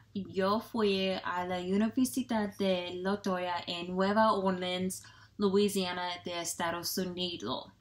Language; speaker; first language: Spanish; non-native, learner; English